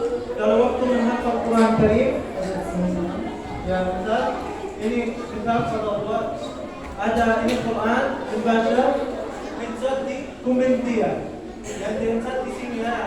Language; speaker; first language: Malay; non-native, learner; Arabic